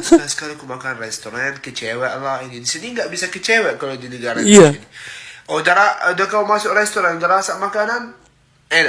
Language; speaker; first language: Indonesian; non-native, fluent; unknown